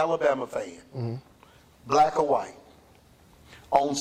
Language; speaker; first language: English; native; English